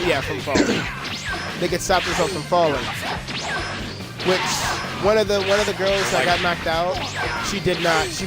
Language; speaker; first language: English; native; English